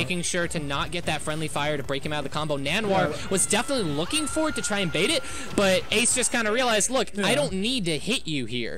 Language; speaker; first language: English; native; English